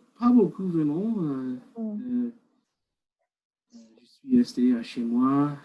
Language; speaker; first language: French; non-native, learner; English